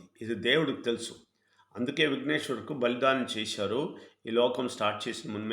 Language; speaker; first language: Telugu; non-native, fluent; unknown